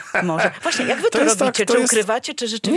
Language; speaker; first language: Polish; native; Polish